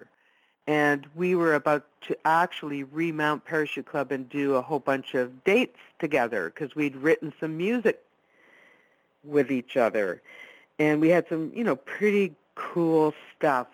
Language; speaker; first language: English; non-native, fluent; Italian